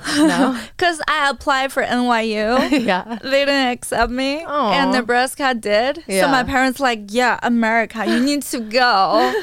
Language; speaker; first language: English; non-native, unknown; Chinese